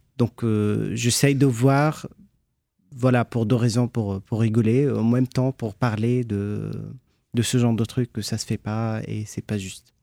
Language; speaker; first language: French; non-native, fluent; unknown